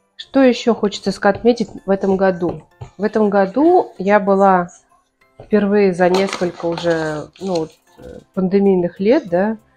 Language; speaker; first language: Russian; native; Russian